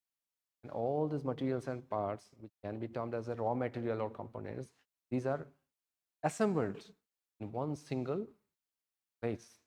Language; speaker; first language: English; non-native, local second language; Odia